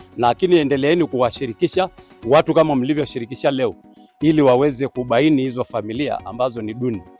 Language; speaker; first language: Swahili; non-native, local second language; Masai